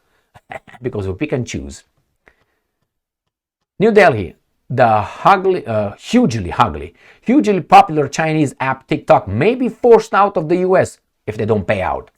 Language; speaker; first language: English; non-native, fluent; Romanian